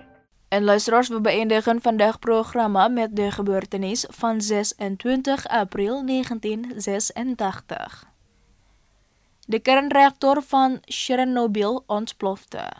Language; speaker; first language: Dutch; non-native, fluent; Indonesian